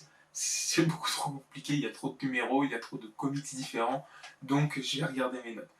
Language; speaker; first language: French; native; French